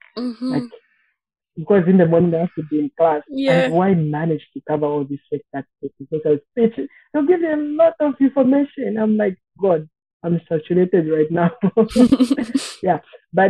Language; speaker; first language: English; non-native, local second language; Bemba